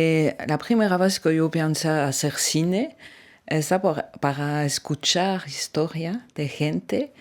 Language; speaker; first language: Spanish; non-native, learner; French